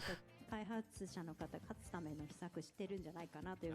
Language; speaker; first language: Japanese; native; Japanese